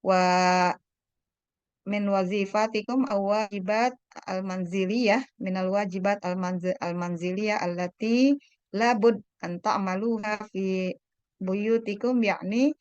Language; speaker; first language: Arabic; non-native, fluent; Indonesian